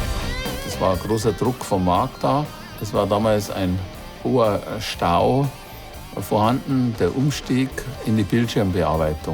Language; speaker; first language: German; native; German